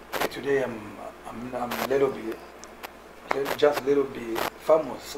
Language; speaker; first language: English; non-native, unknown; Lingala